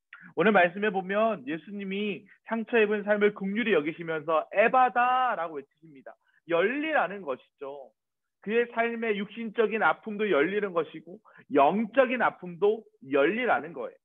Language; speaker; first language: Korean; native; Korean